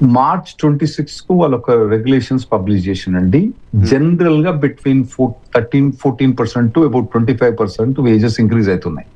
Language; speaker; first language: Telugu; native; Telugu